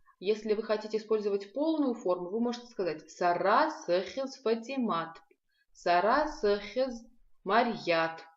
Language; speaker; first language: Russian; non-native, local second language; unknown